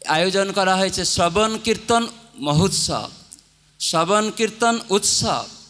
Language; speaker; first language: Bangla; non-native, fluent; Odia